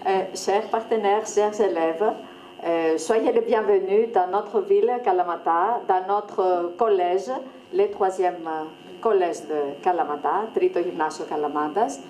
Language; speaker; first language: French; non-native, fluent; Greek